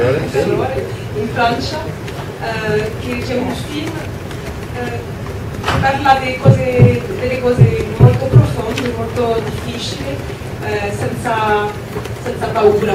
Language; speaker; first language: Italian; non-native, fluent; French